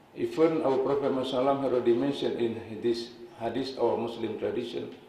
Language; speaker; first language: English; non-native, fluent; Indonesian